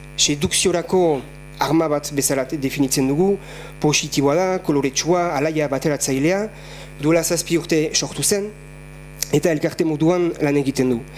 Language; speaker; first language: Basque; native; Basque